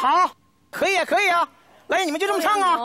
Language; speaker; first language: Chinese; native; Chinese